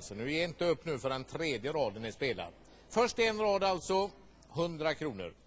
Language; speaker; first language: Swedish; native; Swedish